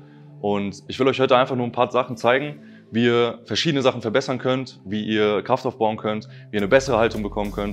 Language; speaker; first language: German; native; German